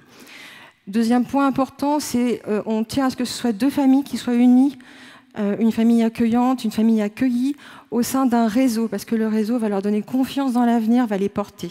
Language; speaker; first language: French; native; French